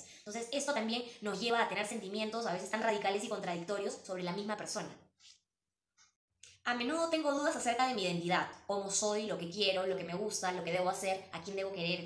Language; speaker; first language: Spanish; native; Spanish